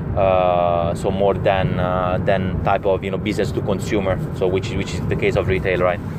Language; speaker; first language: English; non-native, fluent; Italian